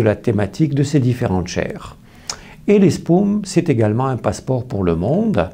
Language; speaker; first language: French; native; French